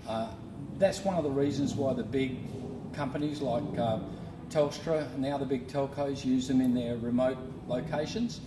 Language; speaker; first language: English; native; English